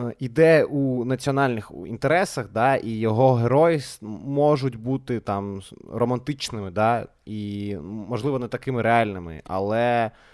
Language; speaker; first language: Ukrainian; non-native, local second language; Russian